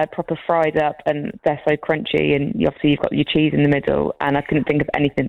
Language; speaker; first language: English; native; English